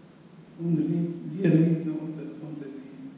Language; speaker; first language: German; non-native, fluent; Polish